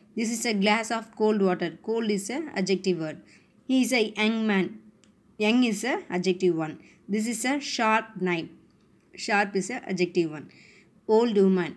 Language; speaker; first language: English; non-native, local second language; Tamil